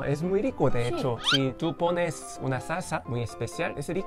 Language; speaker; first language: Spanish; non-native, fluent; Korean